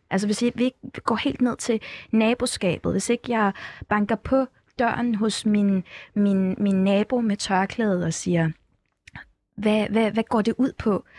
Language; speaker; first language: Danish; early bilingual, other home language; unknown